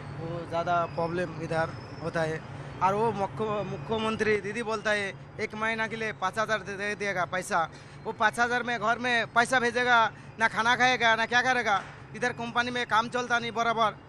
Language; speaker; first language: Hindi; non-native, local second language; Bangla